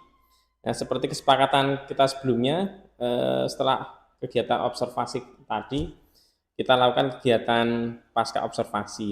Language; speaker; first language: Indonesian; native; Indonesian